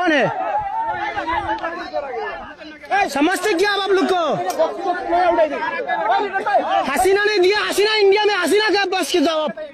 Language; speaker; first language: Hindi; non-native, learner; Bangla